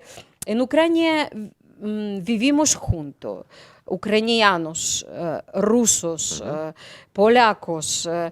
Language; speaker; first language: Spanish; non-native, learner; Ukrainian